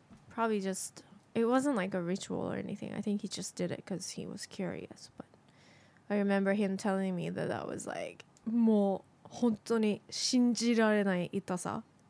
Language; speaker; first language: English; non-native, fluent; Japanese